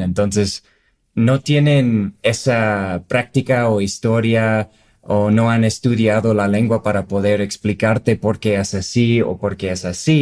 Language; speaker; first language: Spanish; non-native, fluent; English